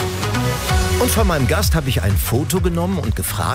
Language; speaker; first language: German; native; German